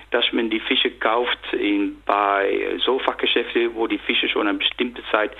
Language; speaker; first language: German; non-native, fluent; Dutch